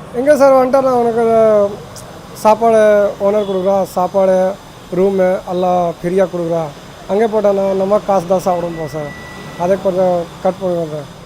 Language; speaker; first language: Tamil; non-native, learner; Hindi